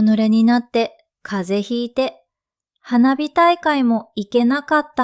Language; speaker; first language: Japanese; non-native, fluent; Vietnamese